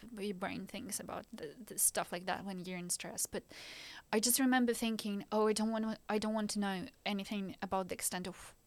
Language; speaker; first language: English; non-native, fluent; Ukrainian